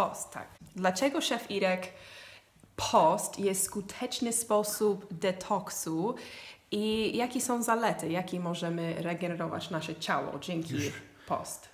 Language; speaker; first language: Polish; non-native, fluent; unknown